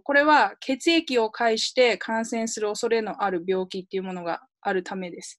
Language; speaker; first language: Japanese; native; Japanese